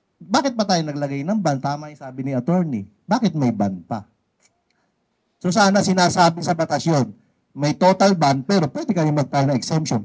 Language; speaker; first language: Filipino; native; Filipino